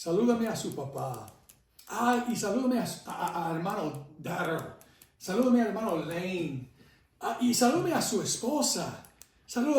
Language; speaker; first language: Spanish; non-native, fluent; English